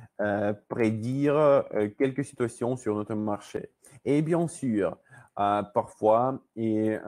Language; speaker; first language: French; non-native, learner; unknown